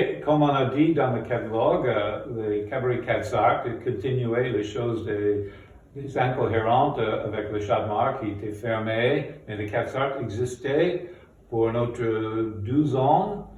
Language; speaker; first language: French; non-native, fluent; English